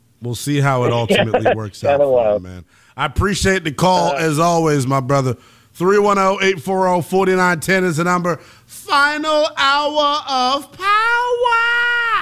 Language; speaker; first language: English; native; English